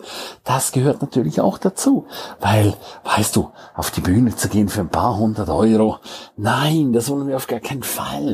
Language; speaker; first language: German; native; German